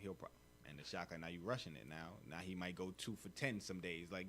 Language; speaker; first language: English; native; English